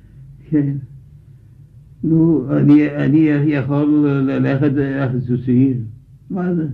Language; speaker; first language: Hebrew; non-native, fluent; Yiddish